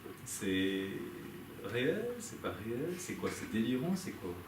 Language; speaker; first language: French; native; French